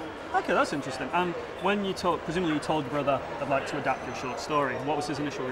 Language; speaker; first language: English; native; English